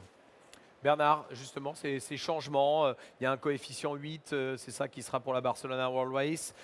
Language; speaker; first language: French; native; French